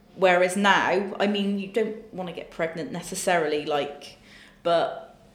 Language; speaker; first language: English; native; English